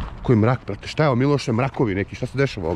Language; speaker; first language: Serbian; native; Serbian